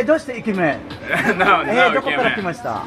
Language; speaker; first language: Japanese; non-native, learner; Filipino